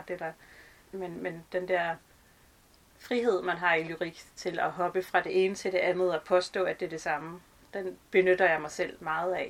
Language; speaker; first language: Danish; native; Danish